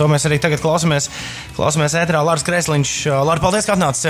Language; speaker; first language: Latvian; native; Latvian